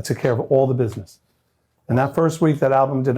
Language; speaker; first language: English; native; English